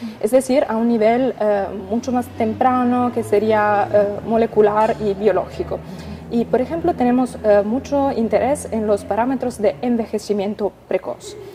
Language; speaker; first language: Spanish; non-native, fluent; Italian